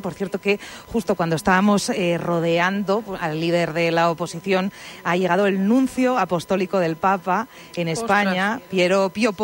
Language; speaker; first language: Spanish; native; Spanish